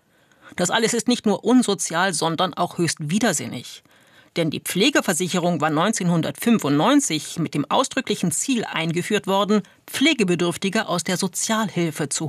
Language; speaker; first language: German; native; German